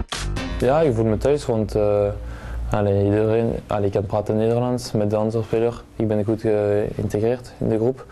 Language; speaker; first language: Dutch; non-native, local second language; French